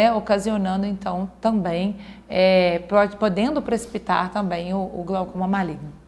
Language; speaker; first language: Portuguese; native; Portuguese